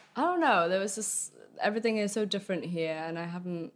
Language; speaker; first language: English; early bilingual, other home language; Vietnamese